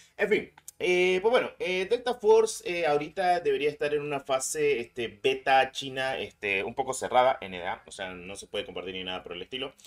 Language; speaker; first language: Spanish; native; Spanish